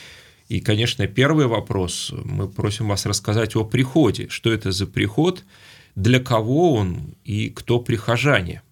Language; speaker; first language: Russian; native; Russian